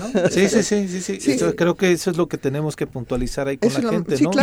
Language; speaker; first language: Spanish; native; Spanish